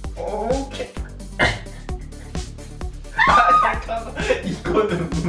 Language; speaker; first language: Korean; non-native, learner; Japanese